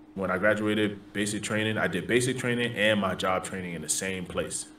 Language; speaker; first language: English; native; English